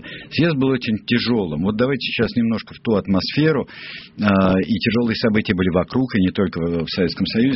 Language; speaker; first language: Russian; native; Russian